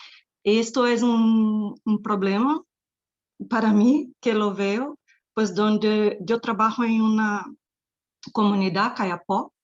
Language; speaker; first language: Spanish; non-native, fluent; Portuguese